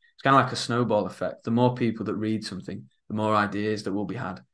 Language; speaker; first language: English; native; English